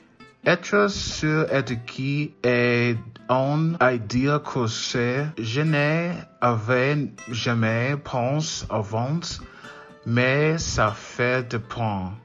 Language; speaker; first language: French; non-native, learner; English